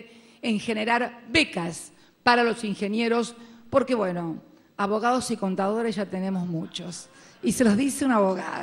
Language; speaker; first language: Spanish; native; Spanish